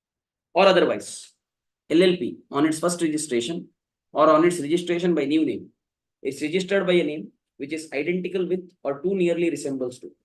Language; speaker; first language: English; non-native, local second language; Kannada